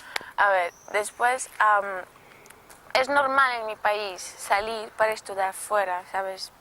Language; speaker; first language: Spanish; non-native, local second language; Portuguese